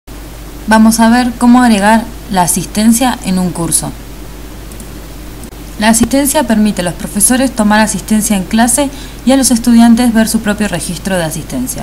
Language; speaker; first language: Spanish; native; Spanish